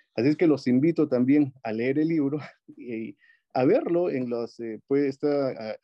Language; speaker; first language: Spanish; native; Spanish